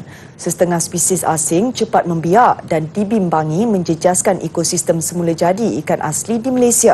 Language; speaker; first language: Malay; native; Malay